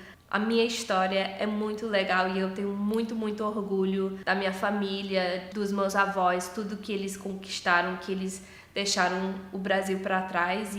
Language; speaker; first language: Portuguese; early bilingual, heritage; English